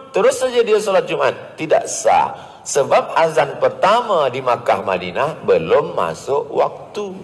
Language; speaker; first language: Malay; native; Malay